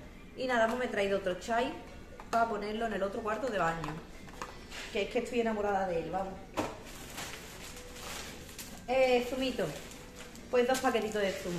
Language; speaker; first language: Spanish; native; Spanish